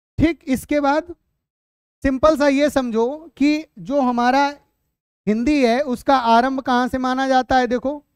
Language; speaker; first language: Hindi; native; Hindi